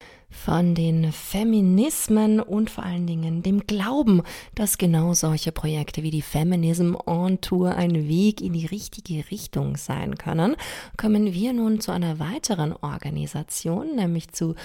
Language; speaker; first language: German; native; German